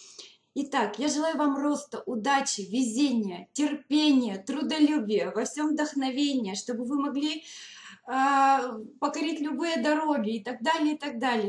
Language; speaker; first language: Russian; native; Russian